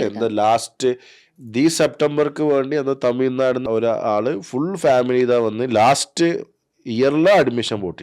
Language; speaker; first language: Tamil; non-native, learner; Malayalam